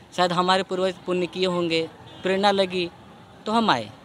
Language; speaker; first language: Hindi; native; Hindi